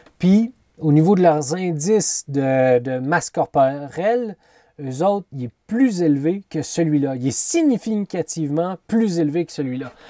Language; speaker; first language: French; native; French